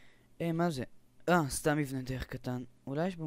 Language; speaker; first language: Hebrew; native; Hebrew